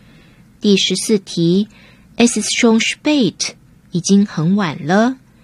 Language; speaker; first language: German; non-native, fluent; Chinese